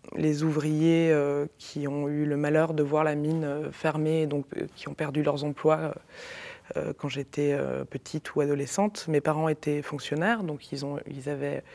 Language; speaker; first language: French; native; French